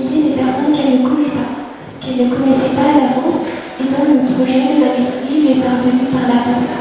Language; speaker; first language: French; early bilingual, other home language; Vietnamese